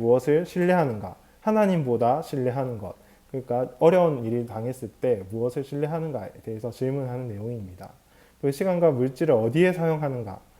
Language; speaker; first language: Korean; native; Korean